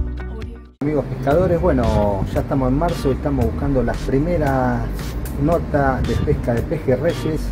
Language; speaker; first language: Spanish; native; Spanish